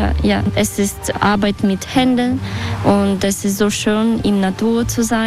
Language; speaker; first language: German; non-native, fluent; Russian